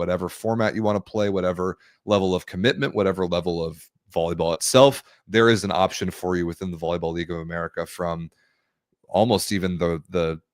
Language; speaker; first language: English; native; English